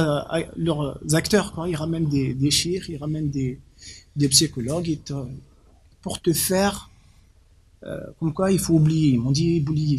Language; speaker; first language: French; non-native, local second language; Arabic